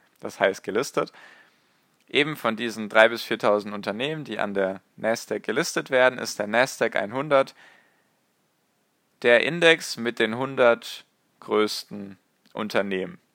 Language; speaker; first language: German; native; German